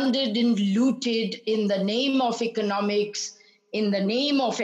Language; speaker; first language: English; non-native, local second language; Punjabi